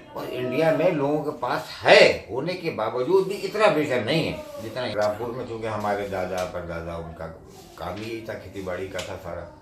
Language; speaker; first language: Urdu; native; Urdu